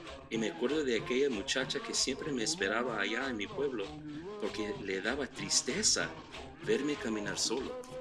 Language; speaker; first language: Spanish; early bilingual, heritage; Spanish